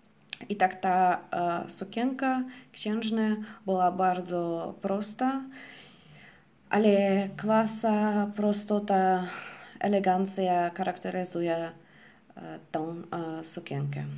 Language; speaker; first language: Polish; non-native, learner; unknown